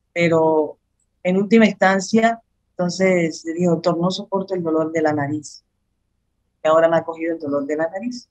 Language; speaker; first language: Spanish; native; Spanish